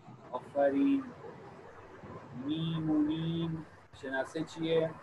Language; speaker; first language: Persian; non-native, fluent; Urdu